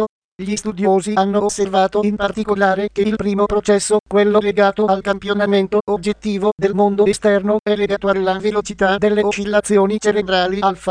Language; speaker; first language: Italian; native; Italian